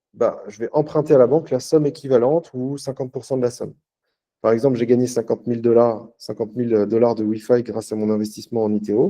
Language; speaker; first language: French; native; French